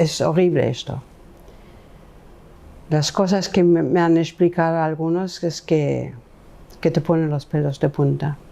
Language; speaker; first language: Spanish; non-native, fluent; German